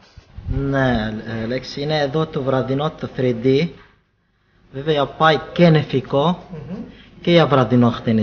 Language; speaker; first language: Greek; non-native, fluent; Arabic